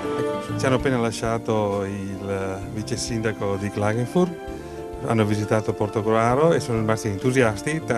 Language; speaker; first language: Italian; native; Italian